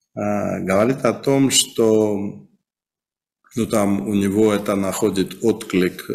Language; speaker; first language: Russian; non-native, local second language; Georgian